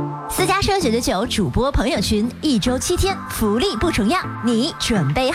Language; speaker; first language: Chinese; native; Chinese